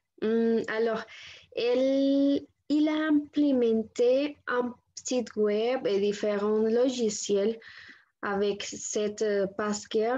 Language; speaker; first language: French; non-native, learner; Spanish